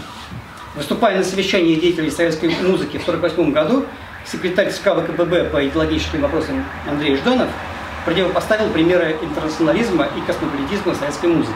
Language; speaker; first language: Russian; native; Russian